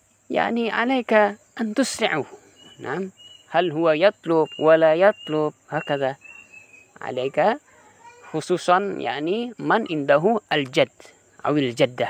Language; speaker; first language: Arabic; non-native, fluent; Indonesian